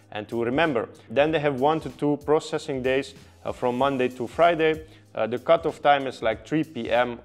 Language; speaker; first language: English; non-native, fluent; Dutch